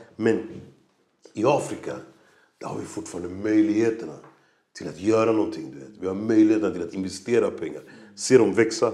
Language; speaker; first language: Swedish; native; Swedish